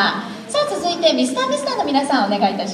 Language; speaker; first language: Japanese; native; Japanese